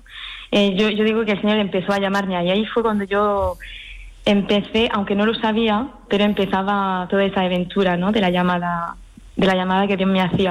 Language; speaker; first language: Spanish; early bilingual, heritage; French